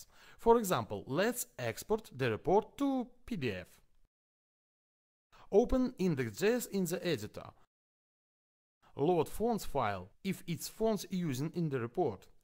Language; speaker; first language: English; non-native, fluent; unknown